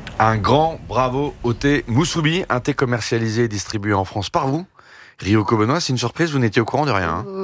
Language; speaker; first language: French; native; French